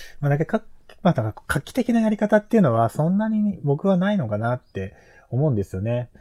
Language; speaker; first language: Japanese; native; Japanese